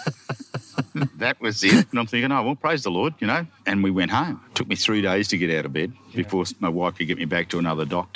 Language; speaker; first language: English; native; English